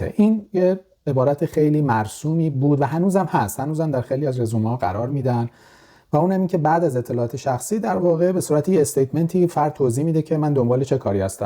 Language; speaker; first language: Persian; native; Persian